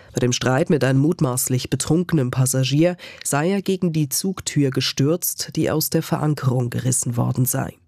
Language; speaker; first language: German; native; German